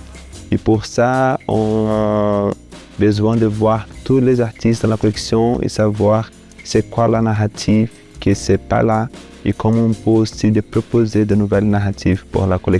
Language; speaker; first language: French; non-native, fluent; Portuguese